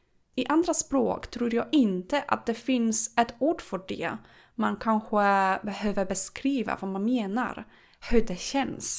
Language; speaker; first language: Swedish; non-native, fluent; Polish